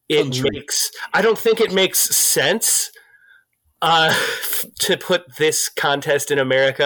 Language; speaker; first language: English; native; English